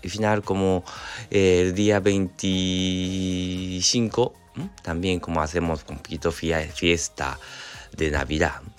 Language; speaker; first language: Spanish; non-native, learner; Japanese